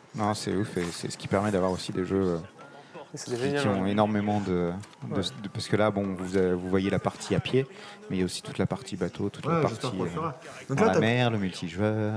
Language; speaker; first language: French; native; French